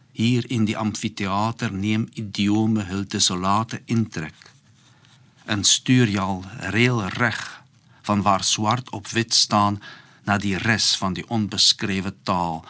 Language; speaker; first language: Dutch; non-native, fluent; Polish